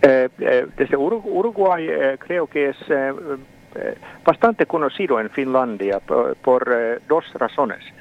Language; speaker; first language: Spanish; non-native, fluent; Finnish